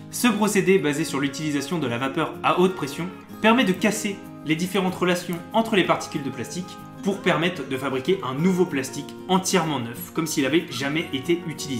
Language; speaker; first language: French; native; French